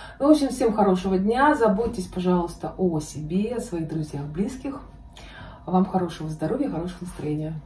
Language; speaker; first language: Russian; native; Russian